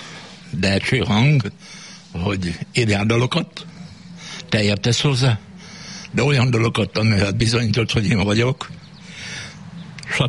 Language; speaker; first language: Hungarian; native; Hungarian